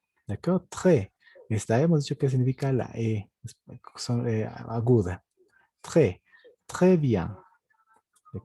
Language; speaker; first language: French; non-native, fluent; Spanish